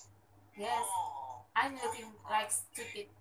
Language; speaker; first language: English; non-native, learner; Indonesian